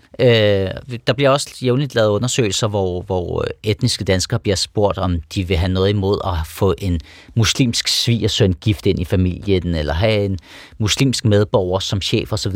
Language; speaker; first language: Danish; early bilingual, other home language; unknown